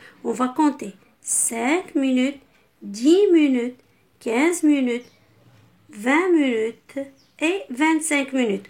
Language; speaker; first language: French; non-native, local second language; Arabic